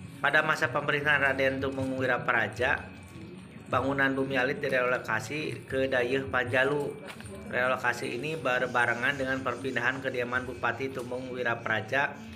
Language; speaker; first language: Indonesian; non-native, local second language; Sundanese